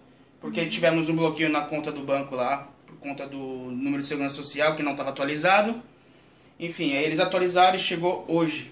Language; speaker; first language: Portuguese; native; Portuguese